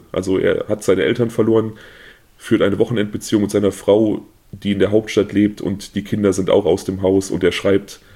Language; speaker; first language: German; native; German